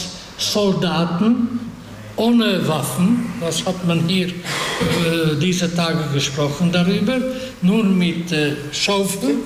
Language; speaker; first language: German; non-native, fluent; Hungarian